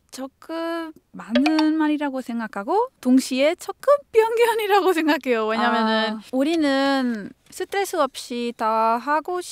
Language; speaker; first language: Korean; non-native, fluent; Spanish